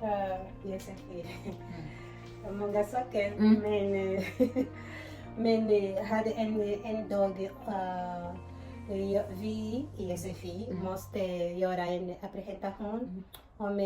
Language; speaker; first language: Swedish; non-native, learner; Portuguese